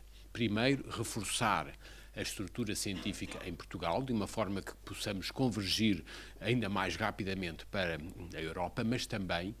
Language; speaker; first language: Portuguese; native; Portuguese